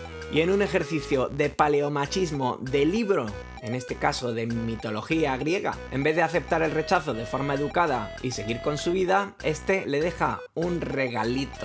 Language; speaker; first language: Spanish; native; Spanish